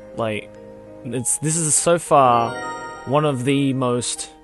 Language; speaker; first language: English; early bilingual, other home language; Japanese